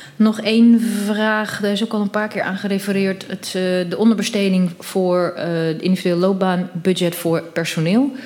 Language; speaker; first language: Dutch; native; Dutch